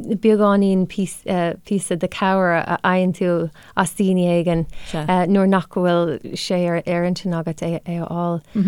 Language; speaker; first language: Irish; non-native, local second language; English